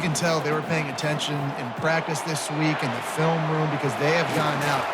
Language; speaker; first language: English; native; English